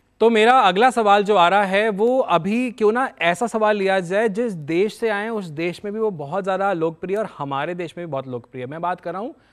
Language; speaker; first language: Hindi; native; Hindi